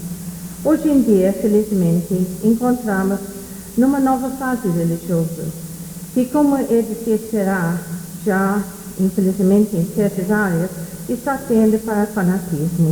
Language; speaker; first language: Portuguese; non-native, fluent; English